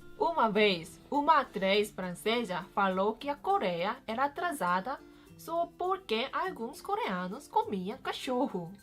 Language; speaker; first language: Portuguese; non-native, fluent; Korean